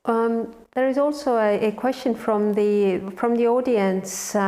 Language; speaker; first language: English; non-native, fluent; Estonian